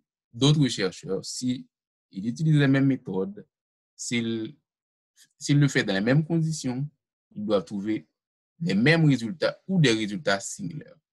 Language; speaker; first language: French; non-native, local second language; Haitian Creole